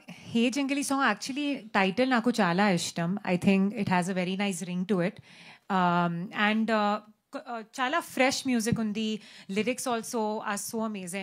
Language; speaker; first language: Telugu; non-native, learner; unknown